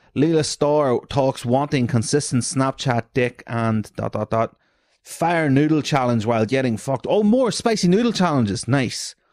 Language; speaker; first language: English; native; English